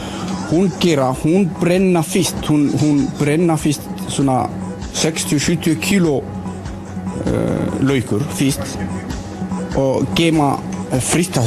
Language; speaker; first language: Icelandic; non-native, learner; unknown